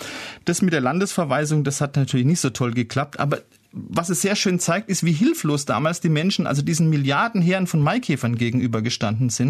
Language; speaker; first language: German; native; German